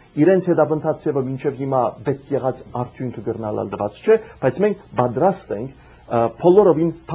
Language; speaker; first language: Armenian; early bilingual, heritage; Armenian